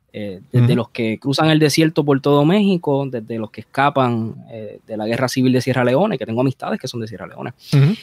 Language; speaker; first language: Spanish; native; Spanish